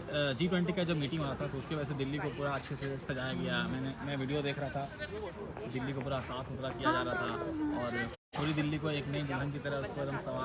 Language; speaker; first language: Hindi; native; Hindi